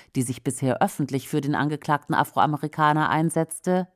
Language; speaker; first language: German; native; German